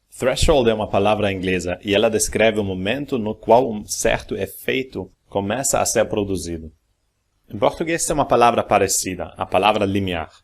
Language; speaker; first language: Portuguese; non-native, fluent; German